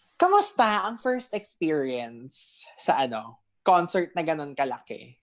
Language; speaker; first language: Filipino; native; Filipino